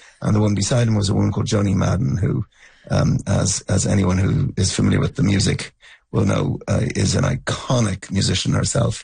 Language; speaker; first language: English; native; English